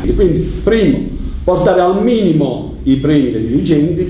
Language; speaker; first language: Italian; native; Italian